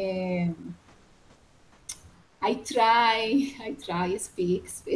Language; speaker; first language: English; non-native, learner; Spanish